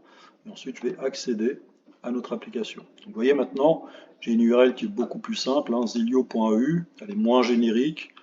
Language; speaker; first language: French; native; French